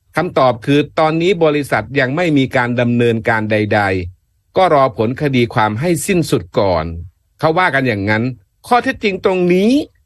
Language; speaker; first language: Thai; native; Thai